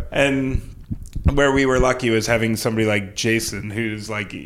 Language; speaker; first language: English; native; English